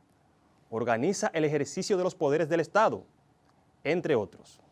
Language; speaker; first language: Spanish; native; Spanish